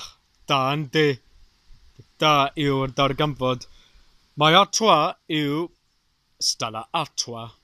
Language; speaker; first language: Welsh; non-native, learner; English